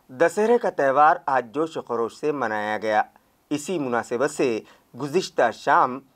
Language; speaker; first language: Hindi; non-native, local second language; Urdu